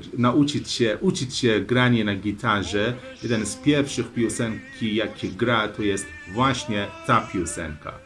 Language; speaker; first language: Polish; non-native, learner; Persian